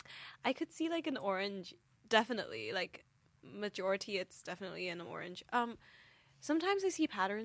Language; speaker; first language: English; non-native, local second language; Cantonese